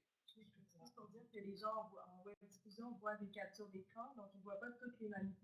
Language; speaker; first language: French; native; French